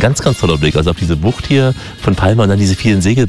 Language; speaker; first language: German; native; German